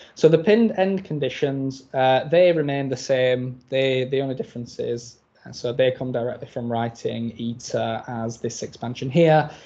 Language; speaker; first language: English; native; English